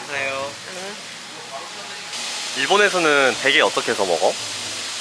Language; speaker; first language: Korean; native; Korean